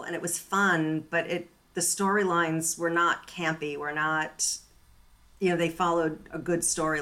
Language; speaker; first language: English; native; English